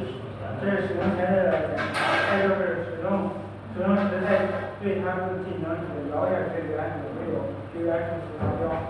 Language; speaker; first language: Chinese; native; Chinese